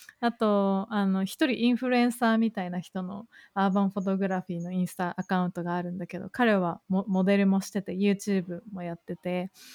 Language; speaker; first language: Japanese; native; Japanese